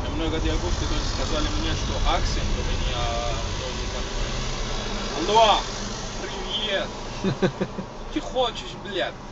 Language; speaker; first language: Russian; non-native, learner; Arabic